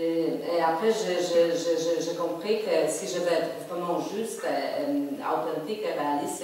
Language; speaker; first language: French; non-native, fluent; Polish